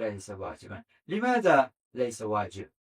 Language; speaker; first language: Arabic; non-native, fluent; Azerbaijani